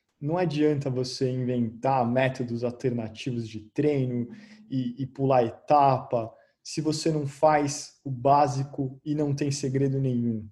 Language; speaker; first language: Portuguese; native; Portuguese